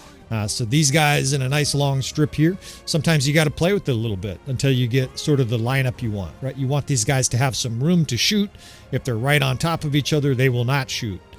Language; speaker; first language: English; native; English